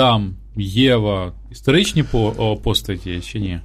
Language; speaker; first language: Polish; non-native, learner; Ukrainian